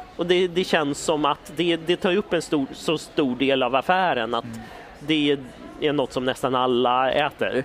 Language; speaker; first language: Swedish; native; Swedish